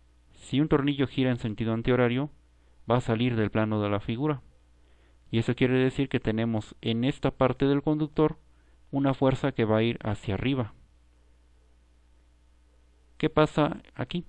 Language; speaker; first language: Spanish; native; Spanish